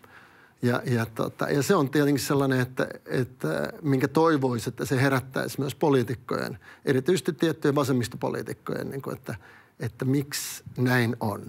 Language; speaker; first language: Finnish; early bilingual, other home language; Swedish